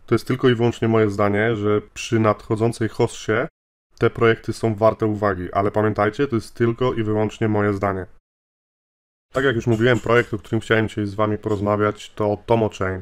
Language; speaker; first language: Polish; native; Polish